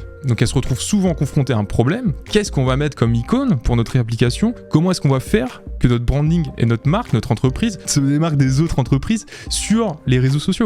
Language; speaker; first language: French; native; French